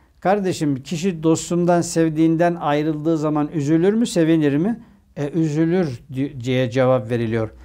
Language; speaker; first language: Turkish; native; Turkish